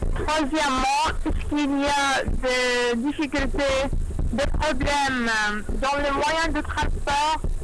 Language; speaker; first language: French; non-native, learner; Arabic